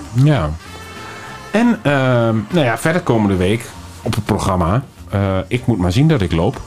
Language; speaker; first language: Dutch; native; Dutch